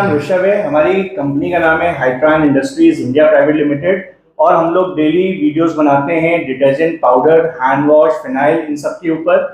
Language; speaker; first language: Hindi; native; Hindi